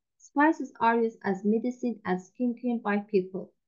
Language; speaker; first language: English; non-native, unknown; Azerbaijani